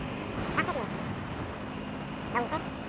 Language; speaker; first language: Vietnamese; native; Vietnamese